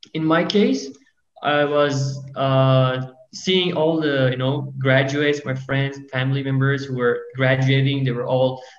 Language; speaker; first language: English; non-native, fluent; Persian